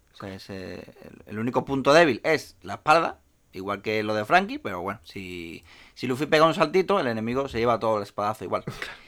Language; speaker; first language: Spanish; native; Spanish